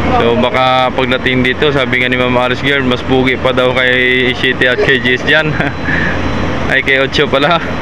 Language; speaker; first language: Filipino; non-native, local second language; Cebuano